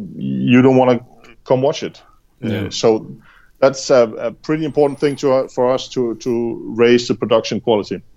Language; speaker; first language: English; non-native, fluent; Danish